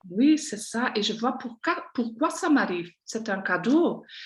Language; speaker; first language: French; non-native, local second language; Dutch